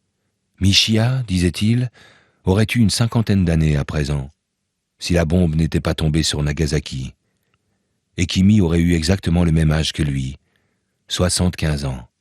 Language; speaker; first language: French; native; French